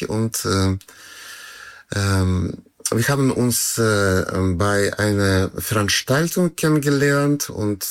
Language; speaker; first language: German; non-native, fluent; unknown